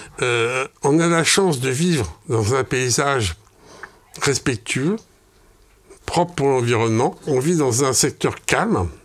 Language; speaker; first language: French; native; French